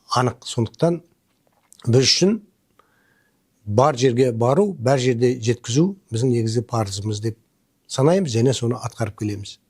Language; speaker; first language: Kazakh; native; Kazakh